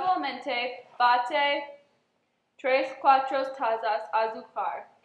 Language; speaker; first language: Spanish; non-native, learner; English